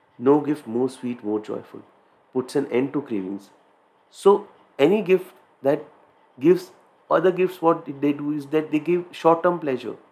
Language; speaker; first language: English; non-native, local second language; Hindi